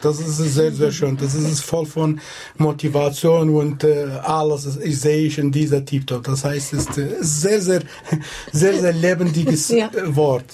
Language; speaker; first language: German; non-native, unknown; Kurdish